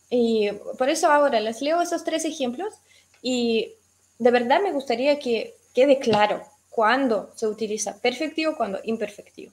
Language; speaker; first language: Spanish; non-native, fluent; Russian